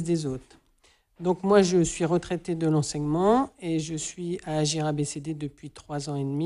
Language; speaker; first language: French; native; French